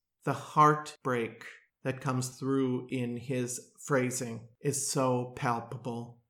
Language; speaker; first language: English; native; English